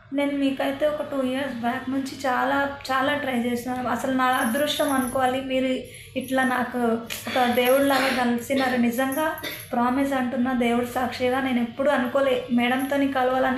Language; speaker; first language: Telugu; non-native, local second language; Hindi